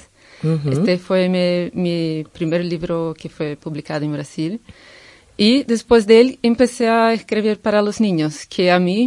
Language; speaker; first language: Spanish; non-native, fluent; Portuguese